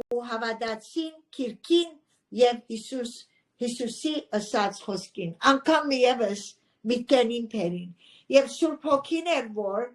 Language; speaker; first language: Armenian; early bilingual, heritage; Armenian